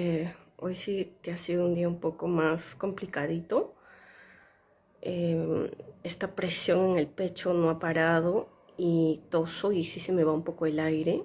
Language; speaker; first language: Spanish; native; Spanish